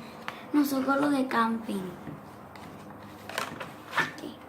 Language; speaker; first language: Spanish; early bilingual, heritage; Spanish